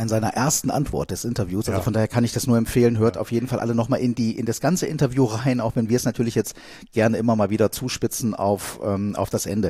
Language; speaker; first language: German; native; German